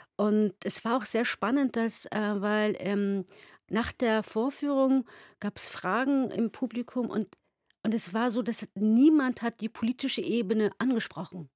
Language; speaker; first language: German; early bilingual, other home language; Turkish